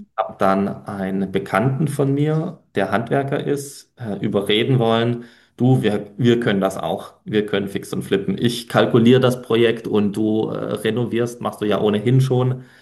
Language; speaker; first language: German; early bilingual, other home language; Polish